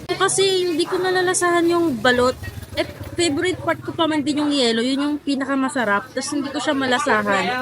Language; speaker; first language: Filipino; native; Filipino